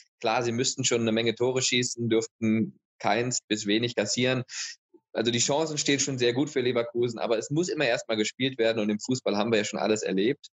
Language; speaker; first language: German; native; German